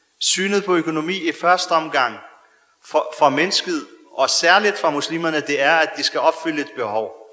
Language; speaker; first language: Danish; early bilingual, other home language; Arabic